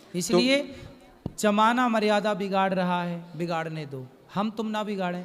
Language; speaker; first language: Hindi; native; Hindi